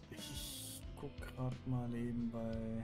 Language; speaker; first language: German; native; German